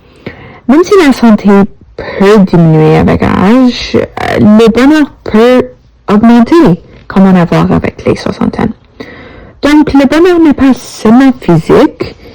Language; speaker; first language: French; non-native, learner; English